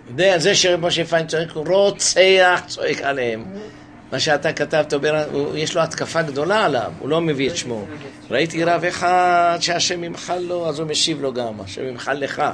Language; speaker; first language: Hebrew; native; Hebrew